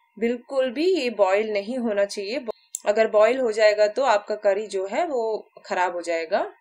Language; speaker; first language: Hindi; non-native, local second language; Malayalam